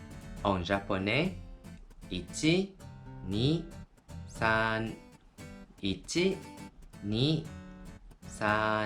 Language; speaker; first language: French; non-native, fluent; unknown